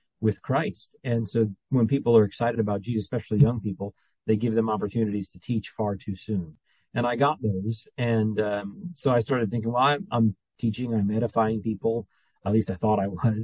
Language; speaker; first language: English; native; English